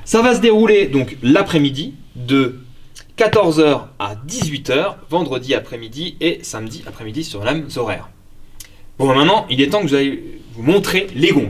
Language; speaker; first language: French; native; French